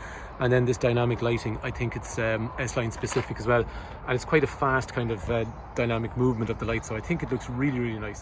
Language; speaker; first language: English; native; English